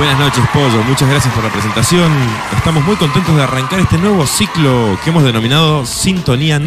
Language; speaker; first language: Spanish; native; Spanish